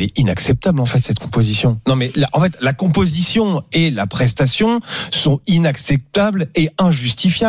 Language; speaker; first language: French; native; French